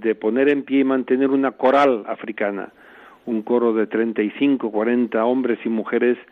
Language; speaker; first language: Spanish; native; Spanish